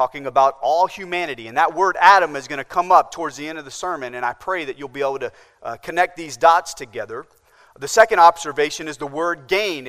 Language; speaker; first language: English; native; English